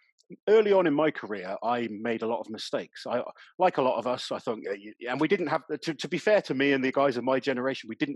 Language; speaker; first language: English; native; English